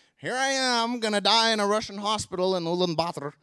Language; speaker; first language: English; native; English